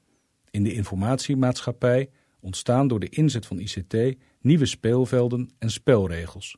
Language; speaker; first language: Dutch; native; Dutch